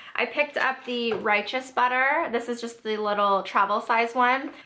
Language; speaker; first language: English; native; English